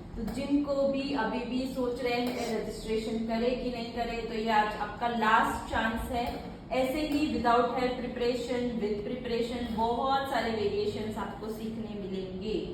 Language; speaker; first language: Hindi; native; Hindi